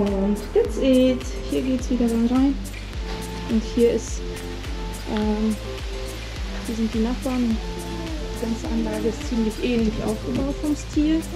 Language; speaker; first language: German; native; German